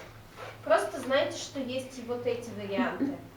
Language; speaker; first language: Russian; non-native, local second language; Udmurt